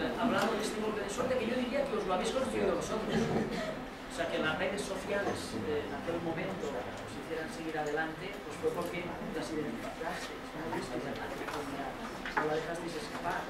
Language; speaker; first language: Spanish; non-native, local second language; Catalan